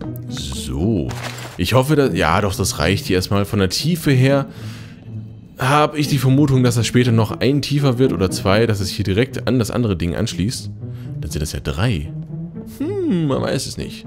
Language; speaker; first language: German; native; German